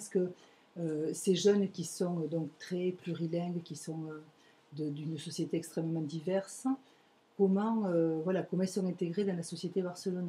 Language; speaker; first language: French; native; French